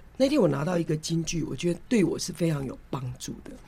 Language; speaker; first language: Chinese; native; Chinese